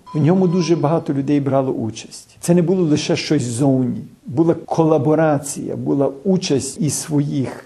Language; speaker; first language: Ukrainian; early bilingual, heritage; Ukrainian